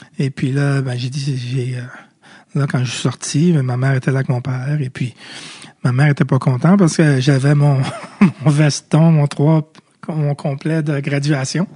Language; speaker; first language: French; early bilingual, other home language; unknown